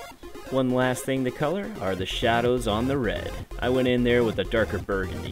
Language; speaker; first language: English; native; English